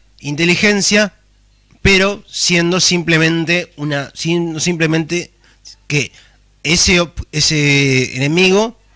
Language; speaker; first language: Spanish; native; Spanish